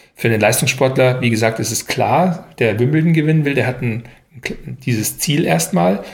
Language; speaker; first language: German; native; German